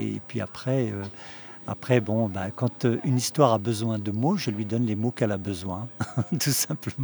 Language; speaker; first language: French; early bilingual, other home language; Kabyle